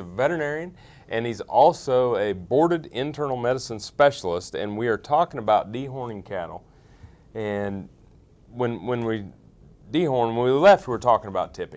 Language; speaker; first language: English; native; English